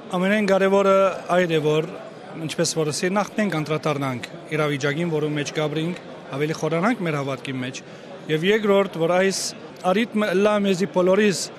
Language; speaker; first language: Armenian; native; Armenian